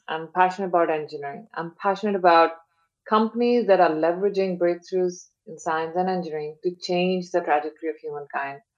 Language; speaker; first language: English; non-native, local second language; Hindi